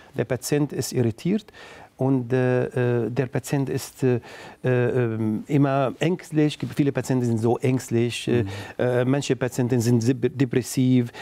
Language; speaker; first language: German; non-native, fluent; Arabic